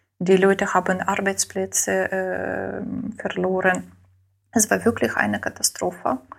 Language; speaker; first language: German; non-native, learner; Ukrainian